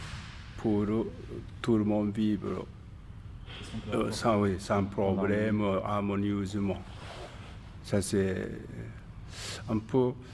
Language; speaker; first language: French; non-native, learner; Japanese